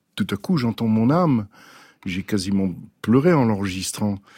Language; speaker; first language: French; early bilingual, other home language; Dutch